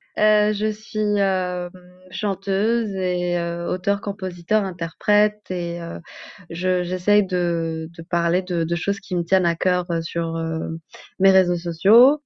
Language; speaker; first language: French; non-native, local second language; Arabic